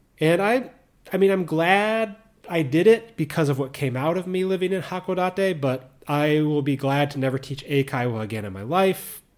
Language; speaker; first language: English; native; English